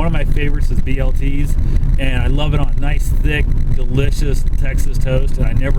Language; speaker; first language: English; native; English